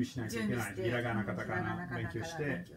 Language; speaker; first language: Japanese; non-native, fluent; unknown